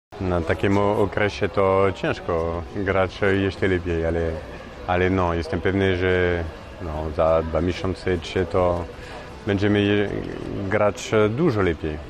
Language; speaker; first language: Polish; non-native, fluent; French